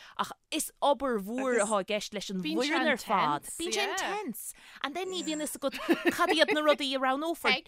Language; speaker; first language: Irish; native; Irish